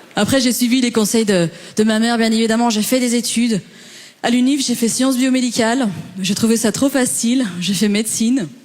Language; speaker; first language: French; early bilingual, other home language; Persian